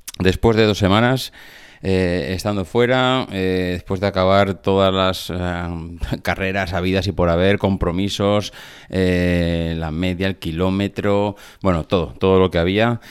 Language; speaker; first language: Spanish; native; Spanish